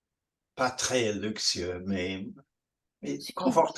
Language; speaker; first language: French; non-native, fluent; English